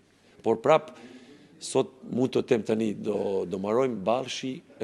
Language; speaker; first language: Albanian; non-native, learner; Serbian